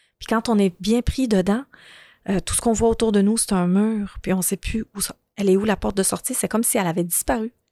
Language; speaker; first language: French; early bilingual, other home language; Arabic